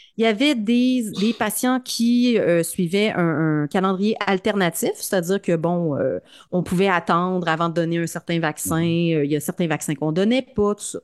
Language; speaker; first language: French; native; French